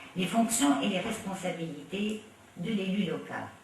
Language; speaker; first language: French; non-native, local second language; Arabic